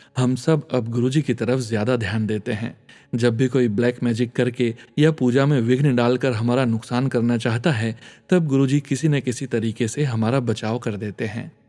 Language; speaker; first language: Hindi; native; Hindi